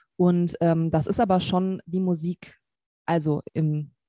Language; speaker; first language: German; native; German